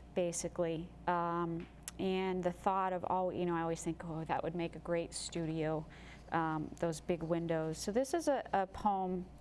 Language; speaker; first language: English; native; English